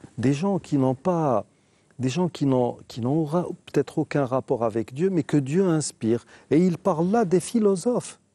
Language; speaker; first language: French; non-native, local second language; Arabic